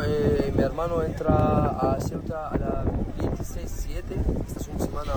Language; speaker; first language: Spanish; non-native, learner; Arabic